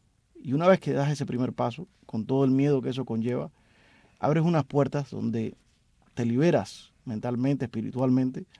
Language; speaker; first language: Spanish; native; Spanish